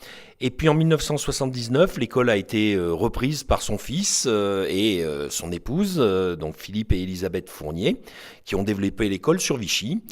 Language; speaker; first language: French; native; French